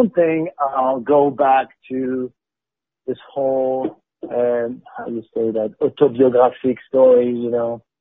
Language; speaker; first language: English; non-native, fluent; Arabic